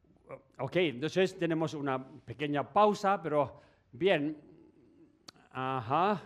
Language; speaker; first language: Spanish; non-native, learner; Tibetan